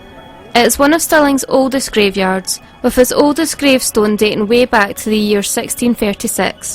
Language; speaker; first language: English; native; English